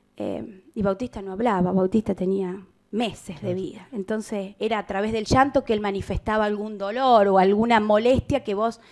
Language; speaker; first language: Spanish; native; Spanish